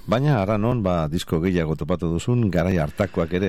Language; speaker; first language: Basque; native; Basque